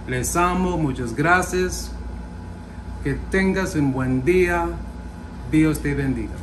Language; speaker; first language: Spanish; non-native, learner; English